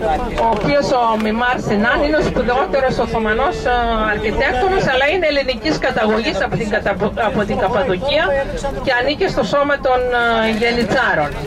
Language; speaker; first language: Greek; native; Greek